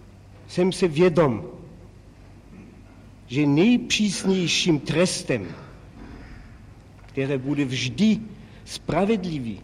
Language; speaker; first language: Czech; non-native, fluent; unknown